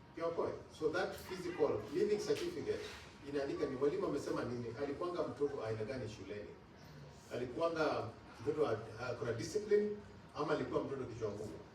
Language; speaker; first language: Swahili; non-native, local second language; Luo (Kenya and Tanzania)